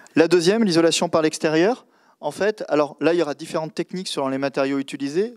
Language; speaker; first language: French; native; French